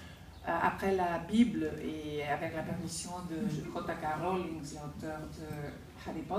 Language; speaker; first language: French; non-native, fluent; Spanish